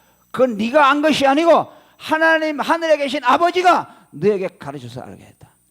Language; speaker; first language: Korean; native; Korean